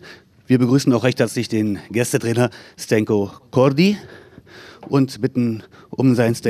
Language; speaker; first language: German; native; German